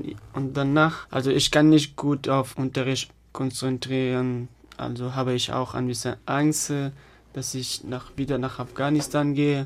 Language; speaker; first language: German; non-native, fluent; Pashto